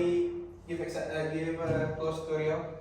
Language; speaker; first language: English; non-native, learner; Indonesian